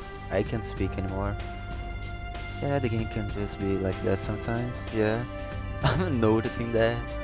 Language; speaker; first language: English; non-native, learner; Portuguese